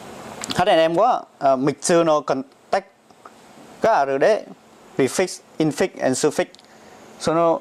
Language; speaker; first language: Japanese; non-native, learner; Vietnamese